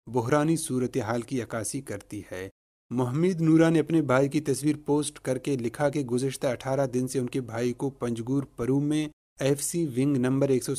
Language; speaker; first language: Urdu; non-native, local second language; Baluchi